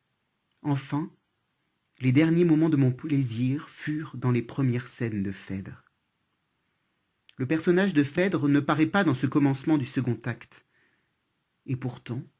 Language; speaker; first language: French; native; French